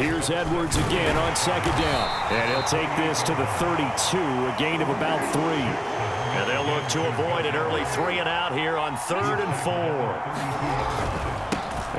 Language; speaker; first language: English; native; English